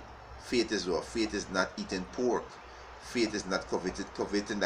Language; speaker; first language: English; native; English